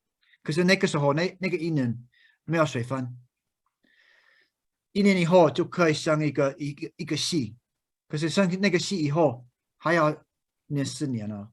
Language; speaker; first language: Chinese; non-native, fluent; English